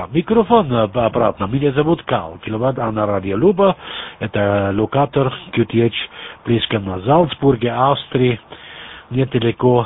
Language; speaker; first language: Russian; non-native, learner; German